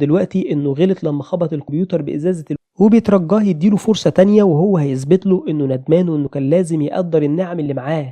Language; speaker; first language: Arabic; native; Arabic